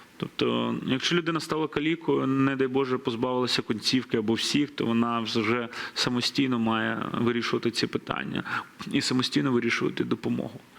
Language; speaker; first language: Ukrainian; native; Ukrainian